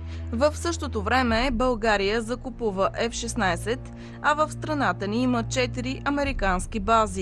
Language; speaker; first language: Bulgarian; native; Bulgarian